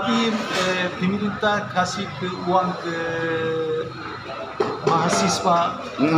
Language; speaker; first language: Indonesian; non-native, learner; English